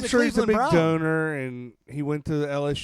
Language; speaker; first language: English; native; English